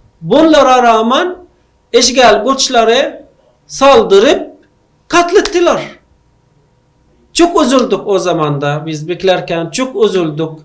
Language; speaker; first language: Turkish; non-native, learner; Arabic